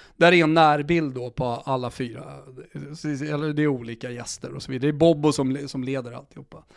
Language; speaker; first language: Swedish; native; Swedish